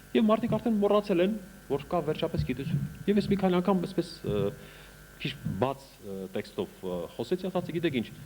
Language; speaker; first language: Armenian; native; Armenian